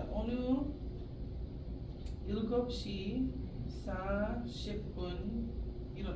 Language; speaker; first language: Korean; non-native, learner; English